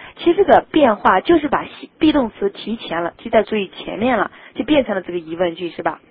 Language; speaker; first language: Chinese; native; Chinese